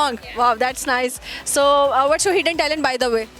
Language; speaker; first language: English; non-native, local second language; Urdu